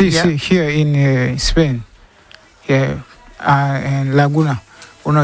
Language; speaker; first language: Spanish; non-native, learner; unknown